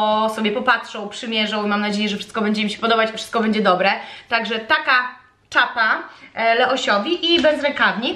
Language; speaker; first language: Polish; native; Polish